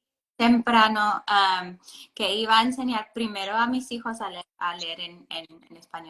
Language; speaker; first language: Spanish; non-native, fluent; English